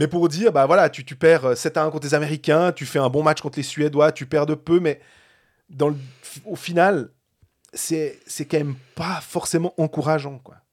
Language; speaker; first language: French; native; French